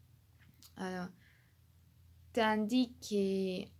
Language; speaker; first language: French; non-native, learner; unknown